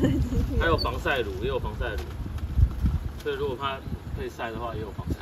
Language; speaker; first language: Chinese; native; Chinese